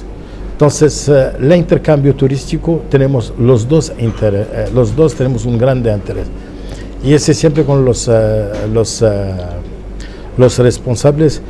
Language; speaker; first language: Spanish; non-native, fluent; Arabic